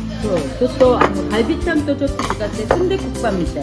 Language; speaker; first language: Japanese; non-native, fluent; Korean